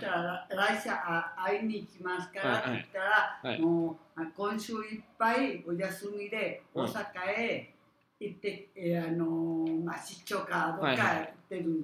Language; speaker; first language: Japanese; non-native, learner; Spanish